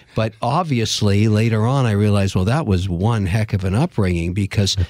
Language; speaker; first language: English; native; English